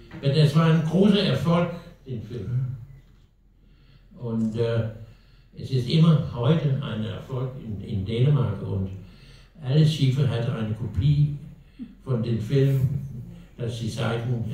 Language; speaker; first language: German; non-native, learner; Danish